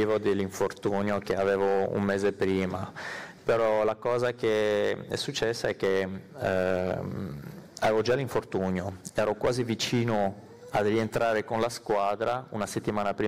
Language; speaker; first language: Italian; non-native, fluent; Armenian